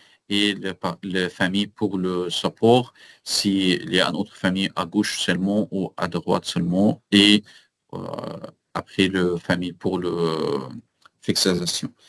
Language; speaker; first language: French; non-native, learner; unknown